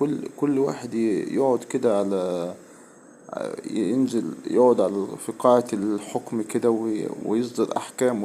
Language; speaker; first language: Arabic; native; Arabic